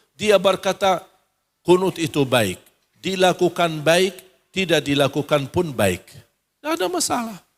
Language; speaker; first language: Malay; non-native, fluent; Arabic